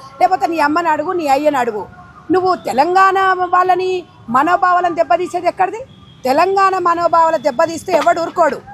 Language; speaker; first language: Telugu; native; Telugu